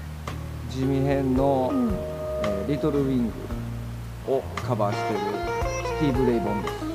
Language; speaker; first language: Japanese; native; Japanese